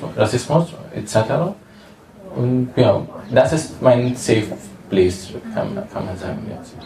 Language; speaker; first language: German; non-native, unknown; Arabic